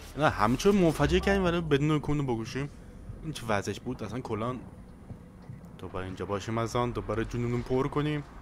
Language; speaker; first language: Persian; early bilingual, heritage; Persian